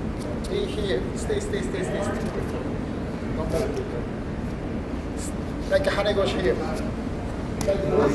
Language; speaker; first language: English; non-native, learner; Spanish